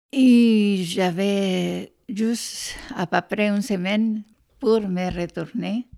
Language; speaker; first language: French; non-native, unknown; Spanish